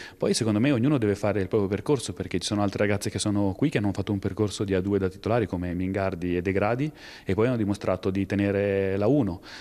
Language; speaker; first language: Italian; native; Italian